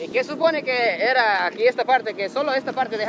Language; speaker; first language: Spanish; non-native, fluent; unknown